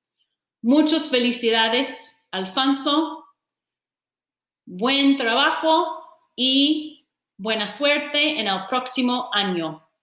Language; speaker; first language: Spanish; non-native, fluent; English